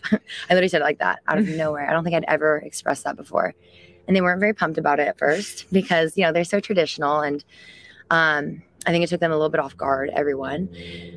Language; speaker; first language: English; early bilingual, other home language; French